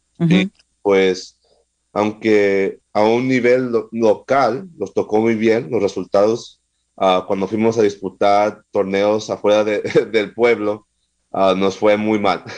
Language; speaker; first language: Spanish; non-native, fluent; English